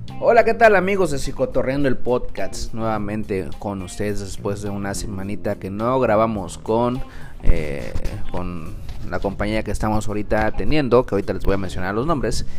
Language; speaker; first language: Spanish; native; Spanish